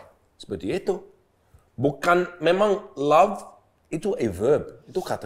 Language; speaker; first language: Indonesian; non-native, learner; English